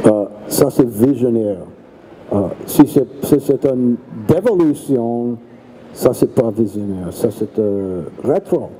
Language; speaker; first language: French; non-native, learner; English